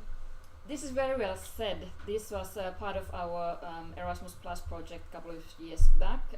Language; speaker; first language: English; non-native, fluent; Finnish